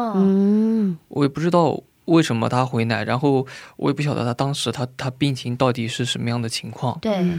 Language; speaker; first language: Chinese; native; Chinese